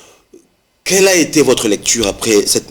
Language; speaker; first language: French; non-native, local second language; Lingala